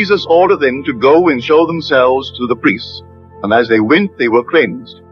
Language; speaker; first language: English; native; English